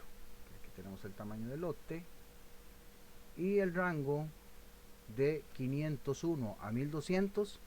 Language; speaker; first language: Spanish; native; Spanish